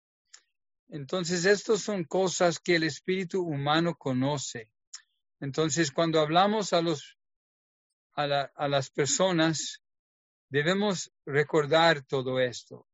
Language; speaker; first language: Spanish; non-native, fluent; English